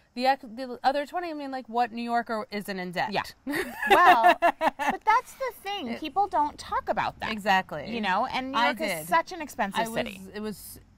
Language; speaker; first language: English; native; English